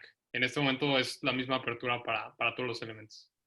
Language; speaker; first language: Spanish; native; Spanish